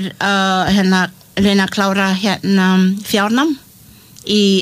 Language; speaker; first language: Icelandic; non-native, learner; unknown